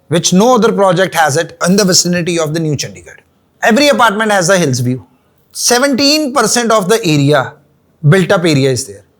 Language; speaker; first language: English; non-native, local second language; Punjabi